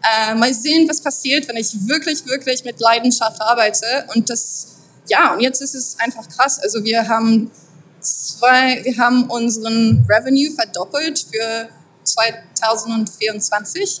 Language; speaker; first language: German; non-native, fluent; French